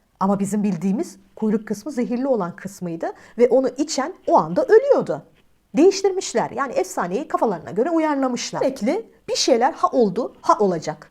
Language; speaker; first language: Turkish; native; Turkish